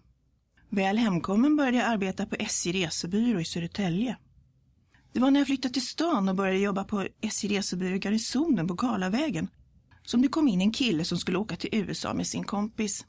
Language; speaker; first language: Swedish; early bilingual, other home language; English